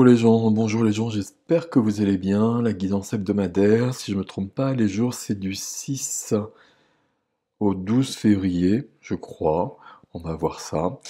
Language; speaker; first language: French; native; French